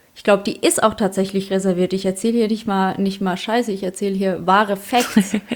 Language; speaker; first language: German; early bilingual, other home language; Polish